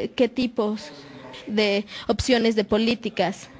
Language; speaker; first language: Spanish; non-native, fluent; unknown